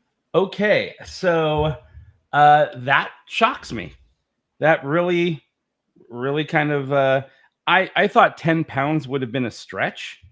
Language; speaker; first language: English; native; English